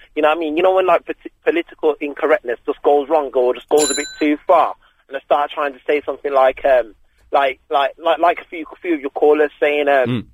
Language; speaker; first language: English; native; English